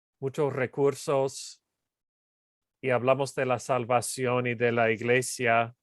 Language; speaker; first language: Spanish; non-native, fluent; English